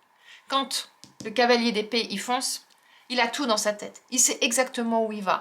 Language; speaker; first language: French; native; French